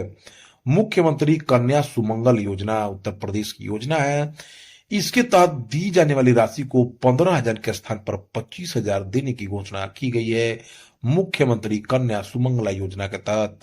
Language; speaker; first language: Hindi; native; Hindi